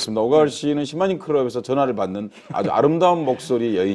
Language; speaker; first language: Korean; native; Korean